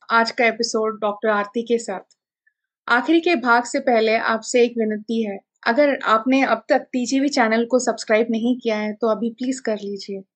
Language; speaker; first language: Hindi; non-native, local second language; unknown